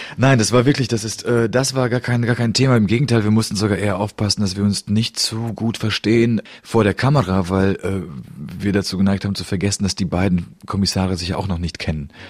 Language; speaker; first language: German; early bilingual, other home language; Polish